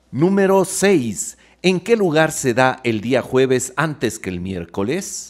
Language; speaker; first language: Spanish; native; Spanish